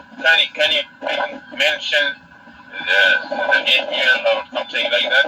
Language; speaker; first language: English; non-native, learner; Arabic